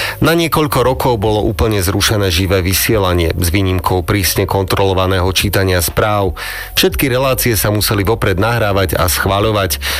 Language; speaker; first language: Slovak; native; Slovak